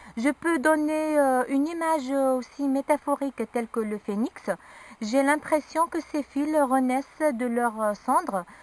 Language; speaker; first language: French; non-native, local second language; Arabic